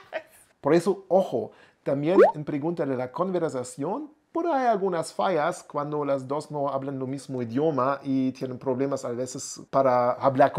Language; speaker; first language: Spanish; non-native, learner; German